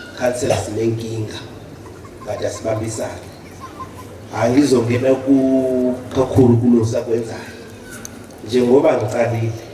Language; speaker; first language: Zulu; non-native, local second language; Southern Sotho